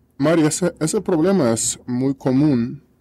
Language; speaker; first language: Spanish; non-native, learner; Russian